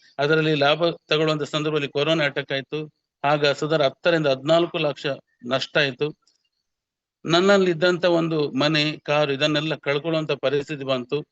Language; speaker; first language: Kannada; native; Kannada